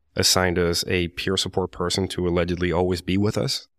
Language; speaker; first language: English; non-native, fluent; Spanish